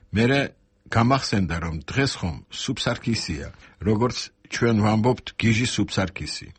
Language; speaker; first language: Georgian; non-native, local second language; Armenian